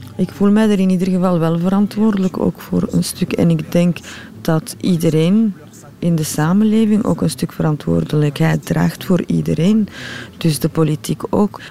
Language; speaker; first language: Dutch; early bilingual, other home language; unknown